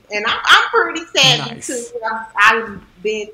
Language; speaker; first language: English; native; English